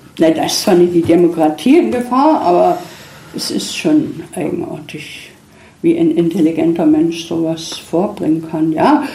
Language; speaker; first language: German; native; German